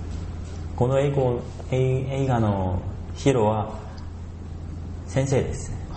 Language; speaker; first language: Japanese; non-native, learner; Korean